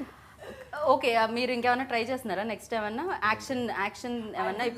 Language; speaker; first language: Telugu; native; Telugu